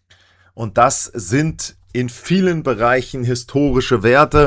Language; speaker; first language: German; native; German